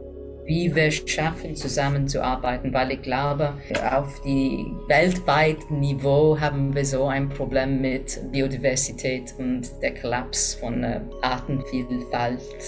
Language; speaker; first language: German; non-native, fluent; English